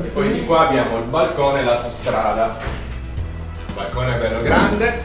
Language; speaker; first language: Italian; native; Italian